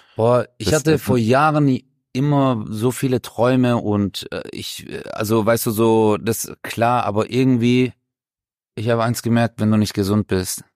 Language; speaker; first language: German; early bilingual, other home language; Turkish